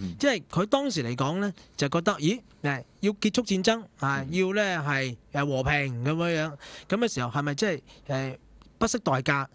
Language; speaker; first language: Cantonese; native; Cantonese